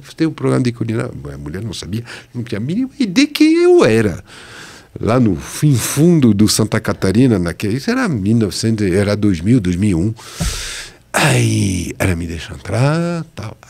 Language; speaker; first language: Portuguese; non-native, fluent; French